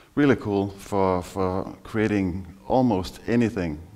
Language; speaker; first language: English; non-native, fluent; Danish